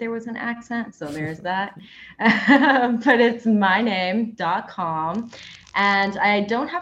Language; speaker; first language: English; native; English